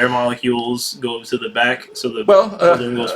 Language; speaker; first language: English; native; English